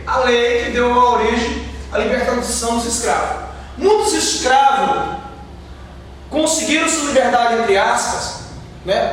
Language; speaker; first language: Portuguese; native; Portuguese